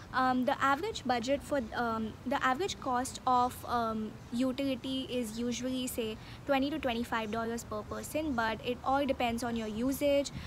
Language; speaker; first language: English; non-native, local second language; Hindi